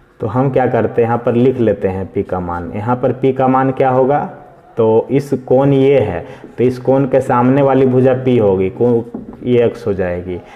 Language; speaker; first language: Hindi; native; Hindi